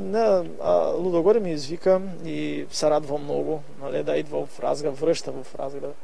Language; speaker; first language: Bulgarian; non-native, learner; Portuguese